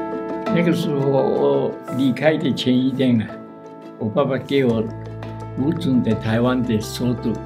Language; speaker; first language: Chinese; non-native, local second language; Min Nan Chinese